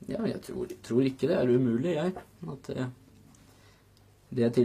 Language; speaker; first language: Norwegian; native; Norwegian